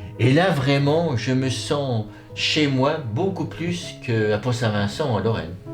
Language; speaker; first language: French; native; French